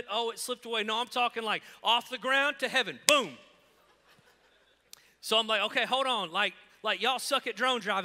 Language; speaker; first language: English; native; English